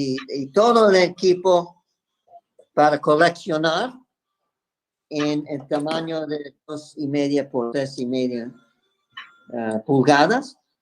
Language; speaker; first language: Spanish; non-native, fluent; English